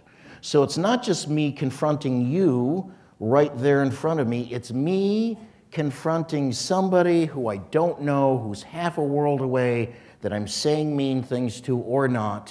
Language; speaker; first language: English; native; English